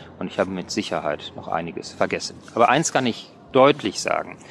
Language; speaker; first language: German; native; German